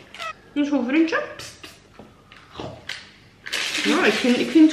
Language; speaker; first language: Dutch; native; Dutch